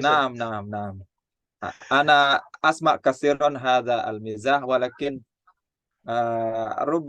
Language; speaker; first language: Arabic; non-native, fluent; Indonesian